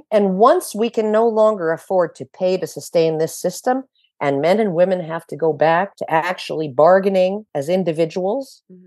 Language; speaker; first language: English; native; English